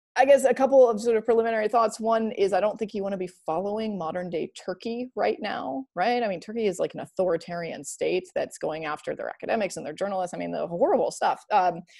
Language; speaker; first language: English; native; English